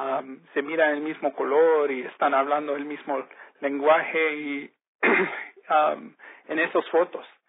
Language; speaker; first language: Spanish; early bilingual, heritage; Spanish